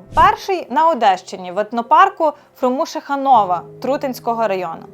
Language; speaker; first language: Ukrainian; native; Ukrainian